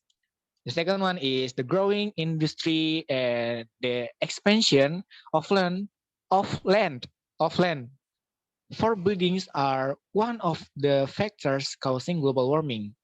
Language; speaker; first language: English; non-native, local second language; Indonesian